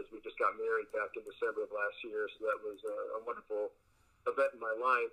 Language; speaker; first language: English; early bilingual, other home language; Spanish